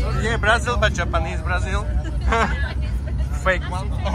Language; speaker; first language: English; non-native, learner; Slovak